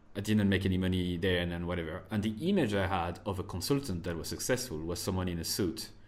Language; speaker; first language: English; non-native, fluent; French